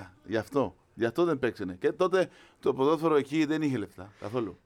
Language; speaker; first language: Greek; non-native, learner; Spanish